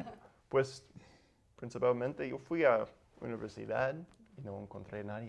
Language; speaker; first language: Spanish; non-native, learner; English